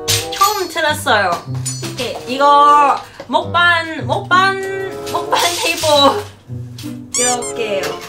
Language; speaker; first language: Korean; non-native, learner; Cantonese